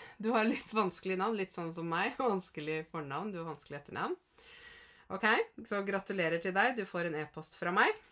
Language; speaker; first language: Norwegian; native; Norwegian